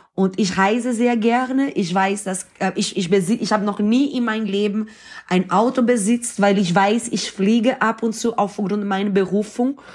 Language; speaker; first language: German; non-native, fluent; Portuguese